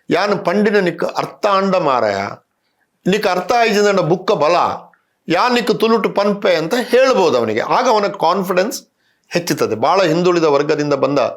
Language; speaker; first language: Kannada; non-native, local second language; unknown